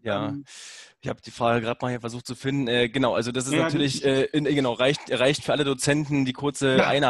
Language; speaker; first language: German; native; German